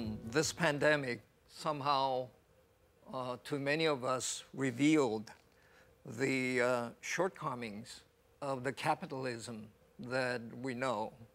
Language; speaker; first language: English; non-native, fluent; Korean